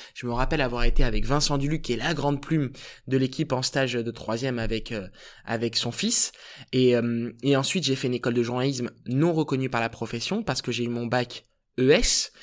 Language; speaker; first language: French; early bilingual, other home language; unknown